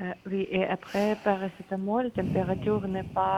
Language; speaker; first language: French; non-native, learner; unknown